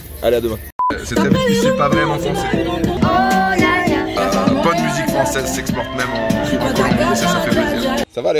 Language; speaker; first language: French; native; French